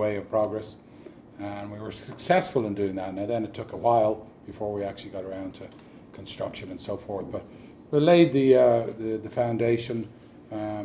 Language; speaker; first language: English; native; English